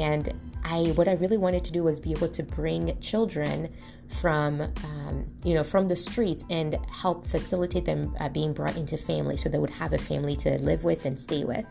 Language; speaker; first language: English; non-native, fluent; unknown